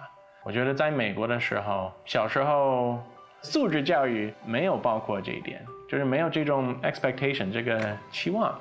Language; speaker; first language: Chinese; non-native, fluent; English